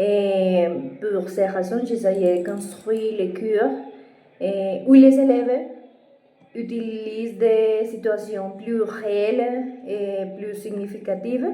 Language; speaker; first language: French; non-native, fluent; Spanish